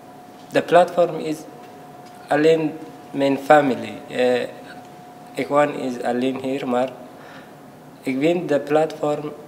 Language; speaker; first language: Dutch; non-native, learner; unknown